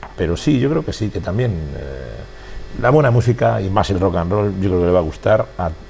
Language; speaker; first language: Spanish; native; Spanish